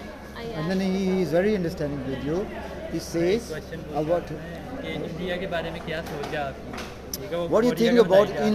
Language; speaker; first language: English; non-native, local second language; Urdu